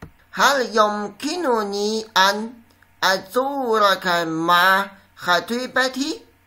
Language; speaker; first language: Arabic; non-native, fluent; Chinese